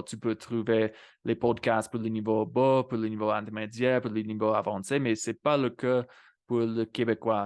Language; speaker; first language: French; non-native, fluent; English